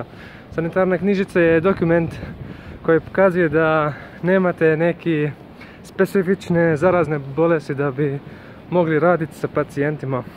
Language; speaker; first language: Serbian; non-native, learner; Arabic